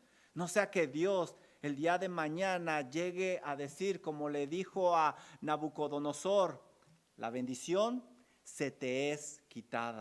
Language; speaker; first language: Spanish; native; Spanish